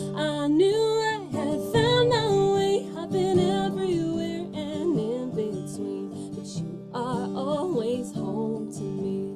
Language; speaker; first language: English; native; English